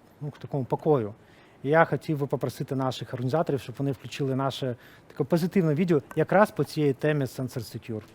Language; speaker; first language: Ukrainian; non-native, local second language; Russian